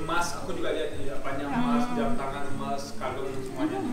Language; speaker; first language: Indonesian; early bilingual, heritage; German